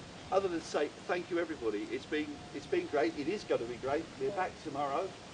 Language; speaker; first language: English; native; English